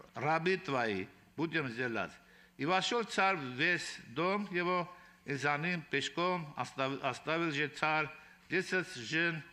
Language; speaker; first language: Russian; non-native, local second language; Armenian